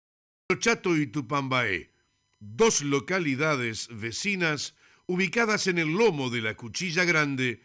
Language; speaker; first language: Spanish; native; Spanish